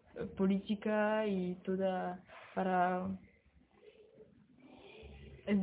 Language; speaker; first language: Spanish; non-native, learner; French